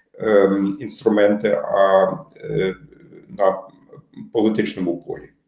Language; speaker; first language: Ukrainian; non-native, fluent; German